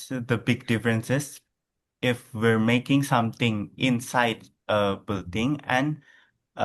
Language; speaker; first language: English; non-native, learner; Indonesian